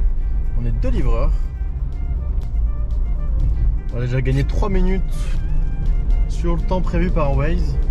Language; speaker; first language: French; native; French